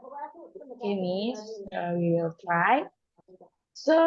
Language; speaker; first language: English; non-native, learner; Indonesian